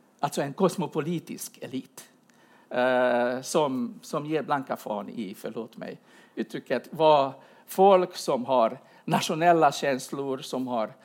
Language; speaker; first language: Swedish; non-native, fluent; Hungarian